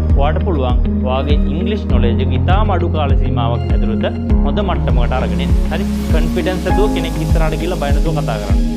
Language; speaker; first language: Sinhala; native; Sinhala